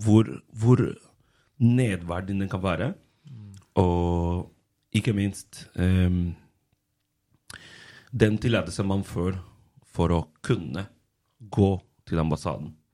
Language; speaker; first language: Norwegian; non-native, fluent; Spanish